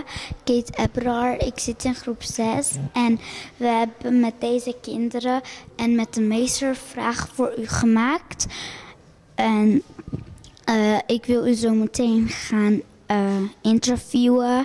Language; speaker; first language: Dutch; early bilingual, other home language; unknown